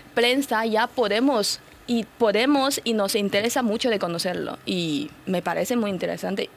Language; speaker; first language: Spanish; non-native, fluent; Chinese